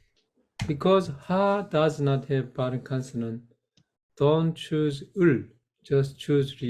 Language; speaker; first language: English; non-native, fluent; Korean